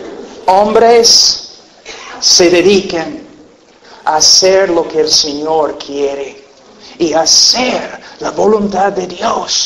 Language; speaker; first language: Spanish; non-native, fluent; English